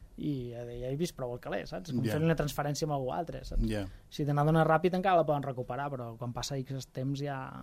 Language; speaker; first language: Catalan; native; Catalan